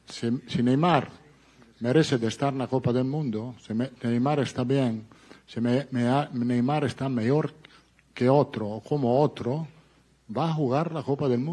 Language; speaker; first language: Portuguese; non-native, fluent; Italian